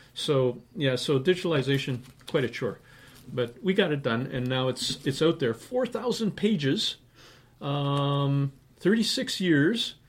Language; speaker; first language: English; native; English